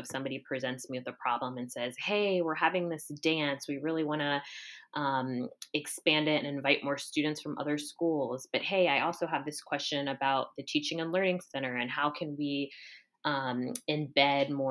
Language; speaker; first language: English; native; English